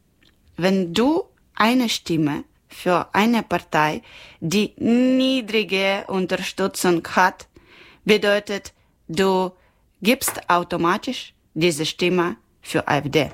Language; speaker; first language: German; non-native, learner; Ukrainian